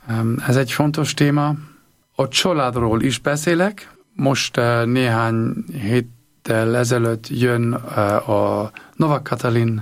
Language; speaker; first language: Hungarian; non-native, learner; German